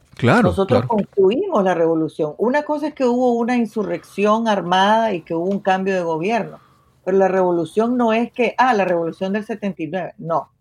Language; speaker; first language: Spanish; native; Spanish